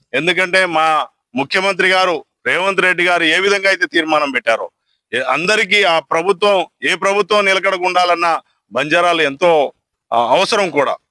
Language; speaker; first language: Telugu; non-native, local second language; Lambadi